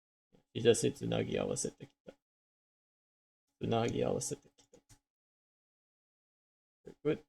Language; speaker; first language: Japanese; non-native, learner; English